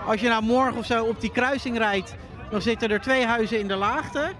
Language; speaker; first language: Dutch; native; Dutch